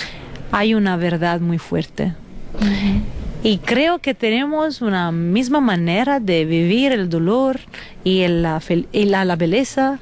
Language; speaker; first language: Spanish; non-native, fluent; Italian